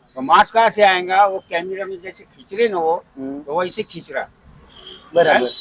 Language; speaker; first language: Hindi; non-native, local second language; Marathi